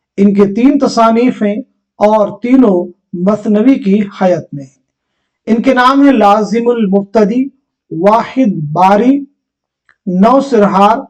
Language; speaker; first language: Urdu; native; Urdu